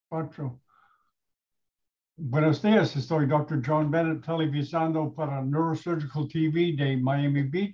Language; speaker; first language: Spanish; non-native, learner; English